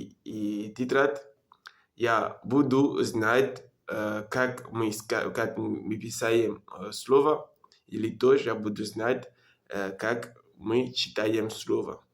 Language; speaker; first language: Russian; non-native, learner; French